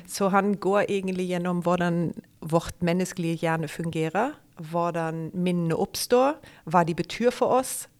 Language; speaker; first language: Norwegian; non-native, fluent; German